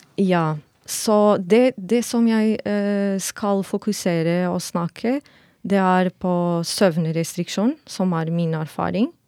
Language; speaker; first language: Norwegian; non-native, fluent; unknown